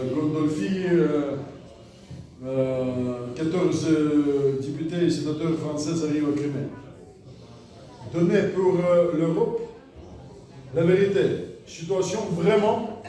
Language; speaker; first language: French; non-native, learner; Russian